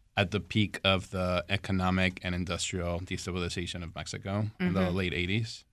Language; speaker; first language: English; early bilingual, other home language; Spanish